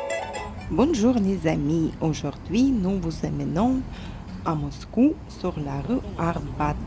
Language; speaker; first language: French; non-native, fluent; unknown